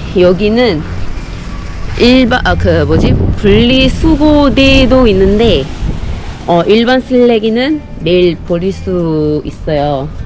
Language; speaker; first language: Korean; non-native, fluent; English